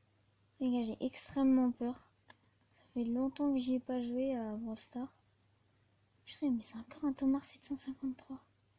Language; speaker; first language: French; native; French